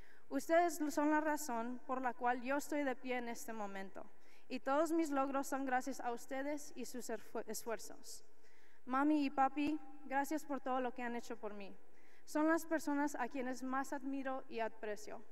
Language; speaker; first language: Spanish; early bilingual, heritage; Spanish